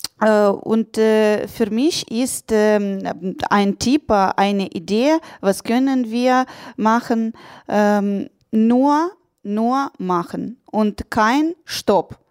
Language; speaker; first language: German; non-native, learner; Russian